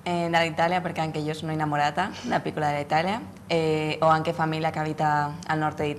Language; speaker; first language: Italian; non-native, learner; Spanish